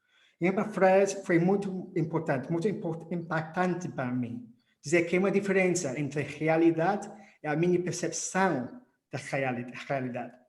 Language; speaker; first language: Portuguese; non-native, fluent; English